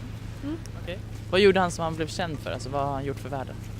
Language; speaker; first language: Swedish; native; Swedish